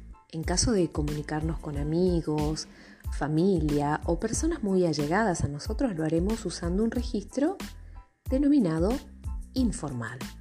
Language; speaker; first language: Spanish; native; Spanish